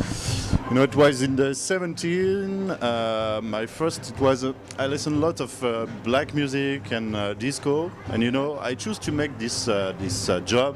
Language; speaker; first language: English; non-native, learner; French